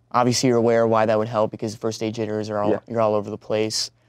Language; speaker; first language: English; native; English